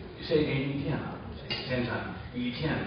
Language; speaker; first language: Chinese; non-native, learner; German